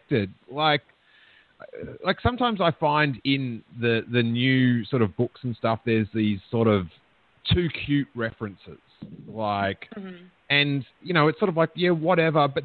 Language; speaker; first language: English; native; English